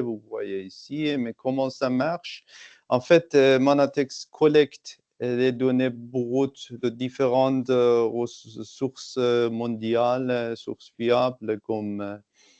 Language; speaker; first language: French; non-native, fluent; Persian